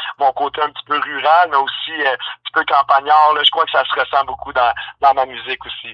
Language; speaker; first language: French; native; French